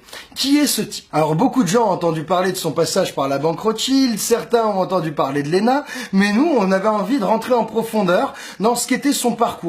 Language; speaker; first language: French; native; French